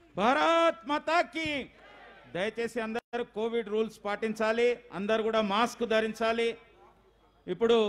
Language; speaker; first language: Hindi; native; Hindi